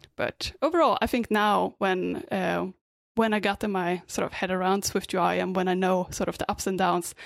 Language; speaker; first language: English; non-native, fluent; Swedish